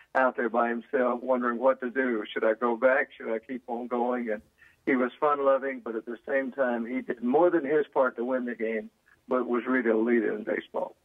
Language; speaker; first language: English; native; English